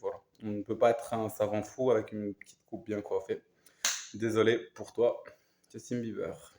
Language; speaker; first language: French; native; French